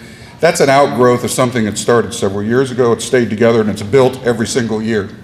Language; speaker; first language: English; native; English